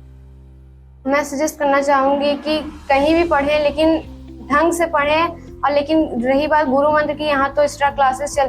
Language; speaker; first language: Hindi; native; Hindi